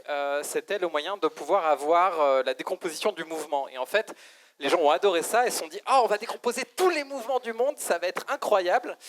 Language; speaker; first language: French; native; French